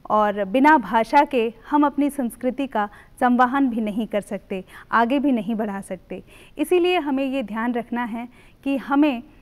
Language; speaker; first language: Hindi; native; Hindi